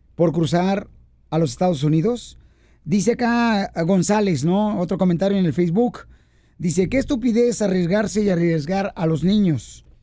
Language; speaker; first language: Spanish; native; Spanish